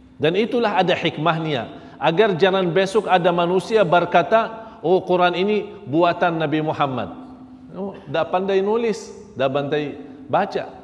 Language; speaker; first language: Malay; non-native, fluent; Arabic